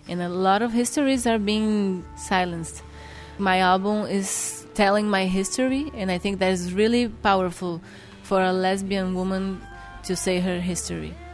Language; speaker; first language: English; non-native, fluent; Portuguese